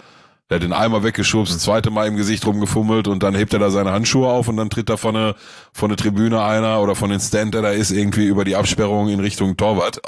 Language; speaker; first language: German; native; German